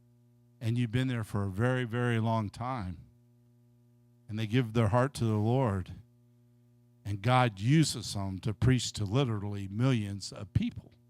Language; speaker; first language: English; native; English